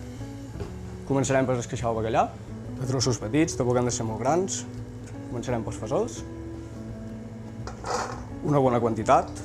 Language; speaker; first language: Catalan; native; Catalan